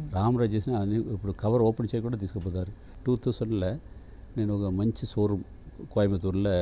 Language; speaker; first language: Telugu; non-native, local second language; Tamil